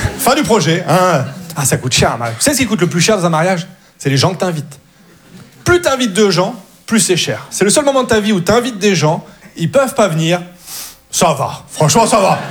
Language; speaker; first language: French; native; French